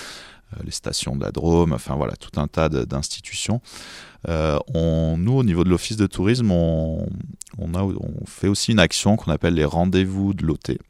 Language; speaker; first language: French; native; French